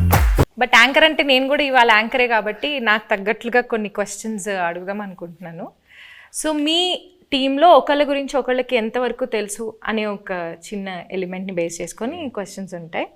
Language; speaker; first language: Telugu; native; Telugu